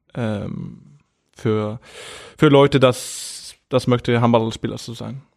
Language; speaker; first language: German; non-native, fluent; Norwegian